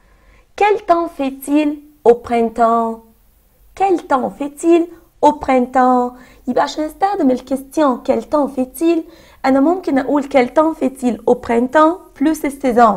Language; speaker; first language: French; non-native, fluent; Arabic